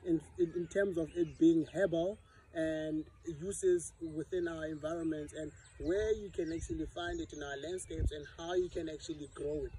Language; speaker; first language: English; non-native, local second language; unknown